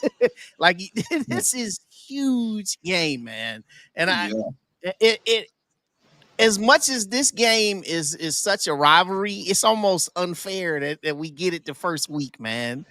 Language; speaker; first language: English; native; English